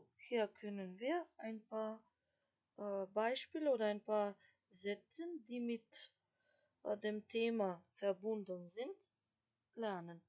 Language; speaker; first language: German; non-native, fluent; Macedonian